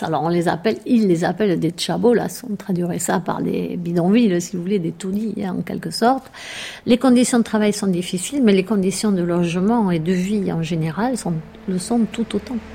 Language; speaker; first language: French; native; French